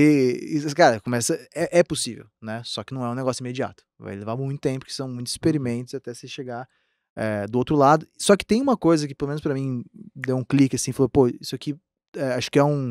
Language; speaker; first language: Portuguese; native; Portuguese